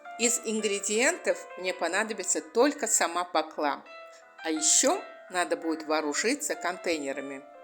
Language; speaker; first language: Russian; non-native, local second language; Azerbaijani